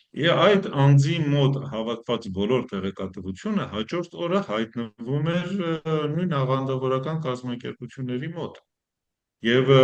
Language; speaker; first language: Armenian; early bilingual, heritage; Armenian